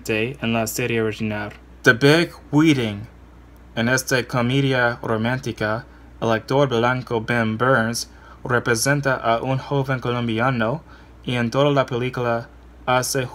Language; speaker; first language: Spanish; non-native, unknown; English